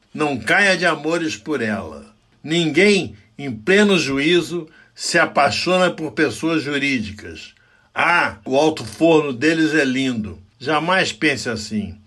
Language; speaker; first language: Portuguese; native; Portuguese